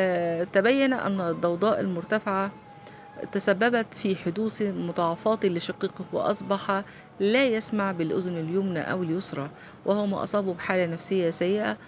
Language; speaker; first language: Arabic; native; Arabic